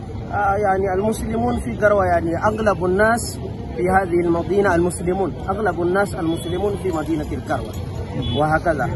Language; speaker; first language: Arabic; non-native, fluent; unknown